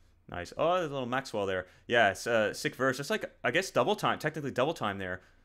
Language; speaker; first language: English; native; English